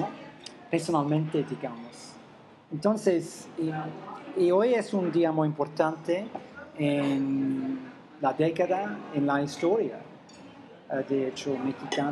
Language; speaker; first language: Spanish; non-native, fluent; English